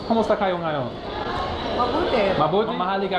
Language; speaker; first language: Filipino; non-native, learner; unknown